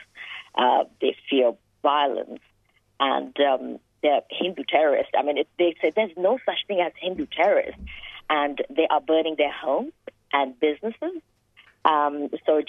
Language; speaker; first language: English; non-native, local second language; Hindi